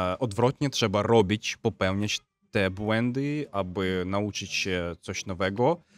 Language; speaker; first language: Polish; non-native, fluent; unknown